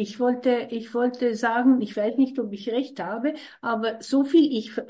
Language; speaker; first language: German; non-native, fluent; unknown